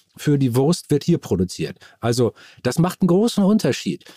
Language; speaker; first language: German; native; German